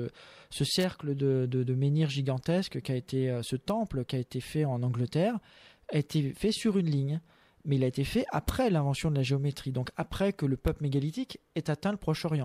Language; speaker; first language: French; native; French